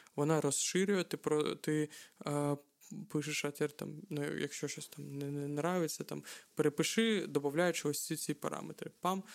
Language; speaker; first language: Ukrainian; non-native, local second language; Russian